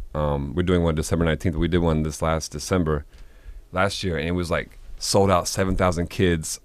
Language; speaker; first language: English; native; English